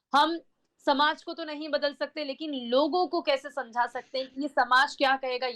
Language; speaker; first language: Hindi; non-native, local second language; Gujarati